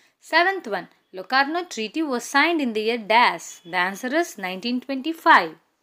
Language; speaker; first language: English; non-native, local second language; Tamil